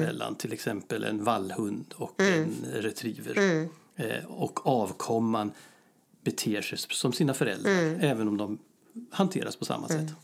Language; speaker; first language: Swedish; native; Swedish